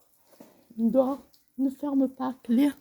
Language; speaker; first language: French; native; French